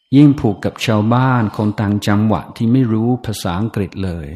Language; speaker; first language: Thai; non-native, fluent; English